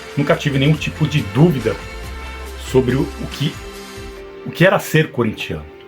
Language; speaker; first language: Portuguese; native; Portuguese